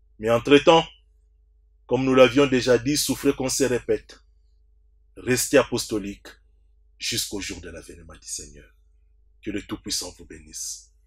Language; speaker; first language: French; non-native, local second language; Swahili